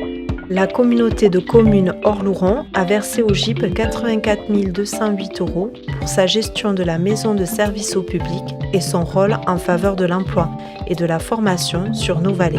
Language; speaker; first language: French; native; French